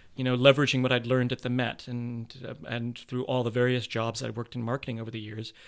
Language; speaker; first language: English; native; English